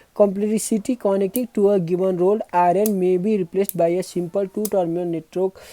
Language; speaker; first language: English; non-native, local second language; Nepali